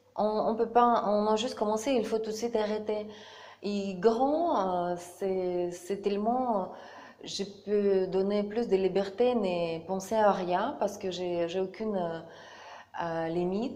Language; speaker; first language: French; non-native, learner; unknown